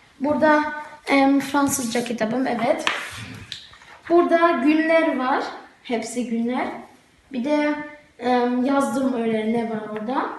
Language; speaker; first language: Turkish; early bilingual, heritage; Turkish